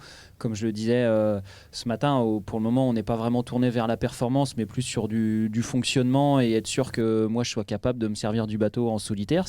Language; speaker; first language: French; native; French